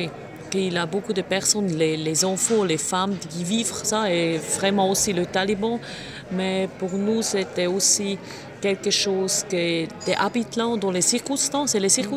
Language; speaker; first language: French; non-native, local second language; German